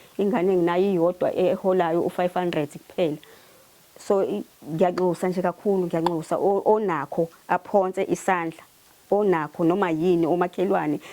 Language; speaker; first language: Zulu; native; Zulu